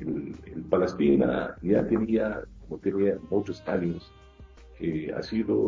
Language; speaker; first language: Spanish; non-native, fluent; Arabic